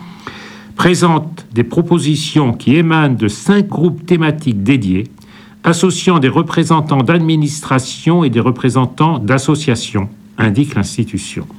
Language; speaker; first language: French; native; French